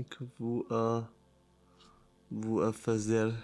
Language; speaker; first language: Portuguese; non-native, learner; Italian